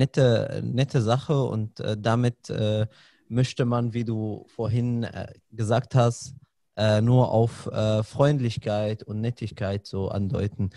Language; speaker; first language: German; non-native, fluent; Arabic